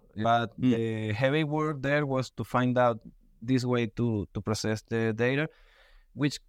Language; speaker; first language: English; non-native, fluent; Spanish